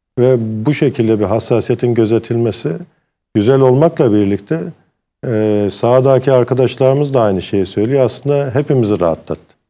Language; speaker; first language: Turkish; early bilingual, heritage; Turkish